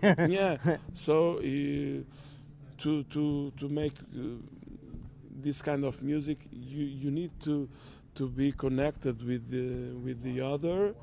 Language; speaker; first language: English; non-native, fluent; Portuguese